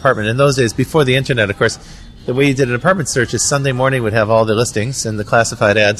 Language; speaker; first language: English; native; English